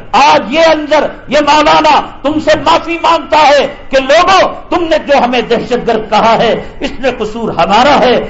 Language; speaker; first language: Urdu; native; Urdu